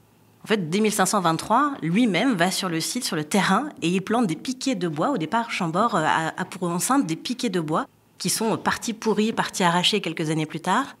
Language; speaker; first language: French; native; French